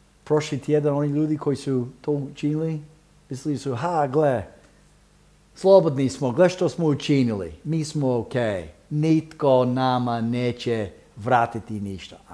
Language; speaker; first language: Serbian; early bilingual, heritage; Serbian